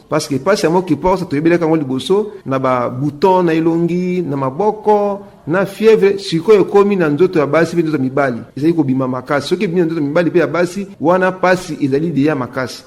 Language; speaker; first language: Lingala; native; Lingala